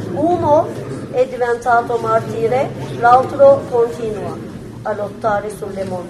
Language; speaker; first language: Italian; non-native, fluent; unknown